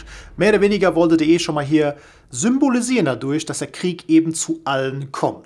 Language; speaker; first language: German; native; German